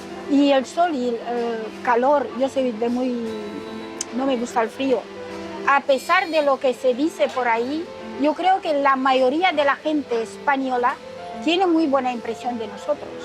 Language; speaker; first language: Spanish; non-native, fluent; Romanian